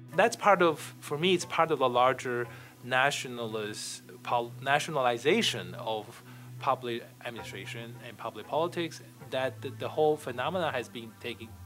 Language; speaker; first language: English; non-native, fluent; Chinese